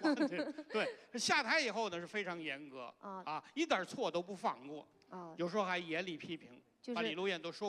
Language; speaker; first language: Chinese; native; Chinese